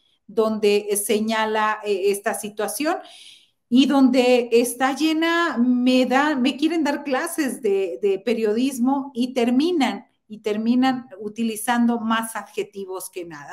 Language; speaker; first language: Spanish; native; Spanish